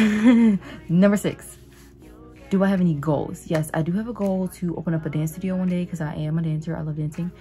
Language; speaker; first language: English; native; English